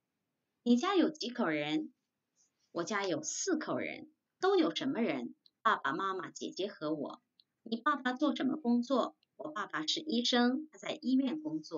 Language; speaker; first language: Chinese; non-native, fluent; Korean